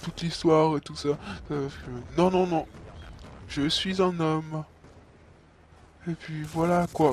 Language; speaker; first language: French; native; French